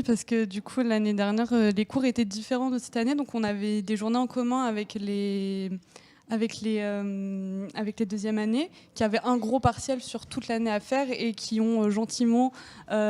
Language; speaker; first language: French; native; French